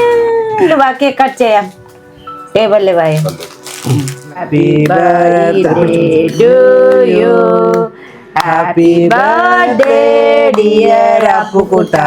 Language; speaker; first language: Malayalam; non-native, learner; Nepali